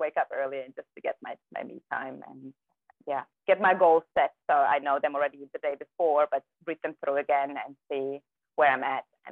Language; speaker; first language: English; non-native, fluent; German